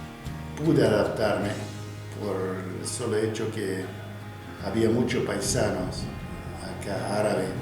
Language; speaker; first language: Spanish; non-native, fluent; Arabic